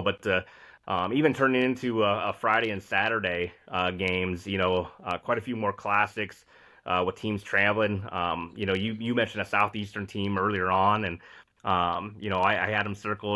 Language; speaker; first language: English; native; English